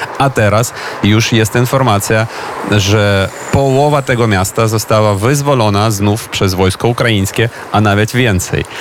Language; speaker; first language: Polish; non-native, fluent; Ukrainian